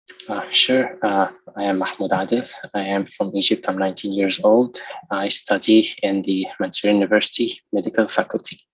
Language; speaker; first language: English; non-native, local second language; Arabic